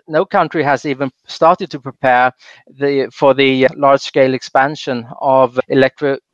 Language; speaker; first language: English; non-native, fluent; Swedish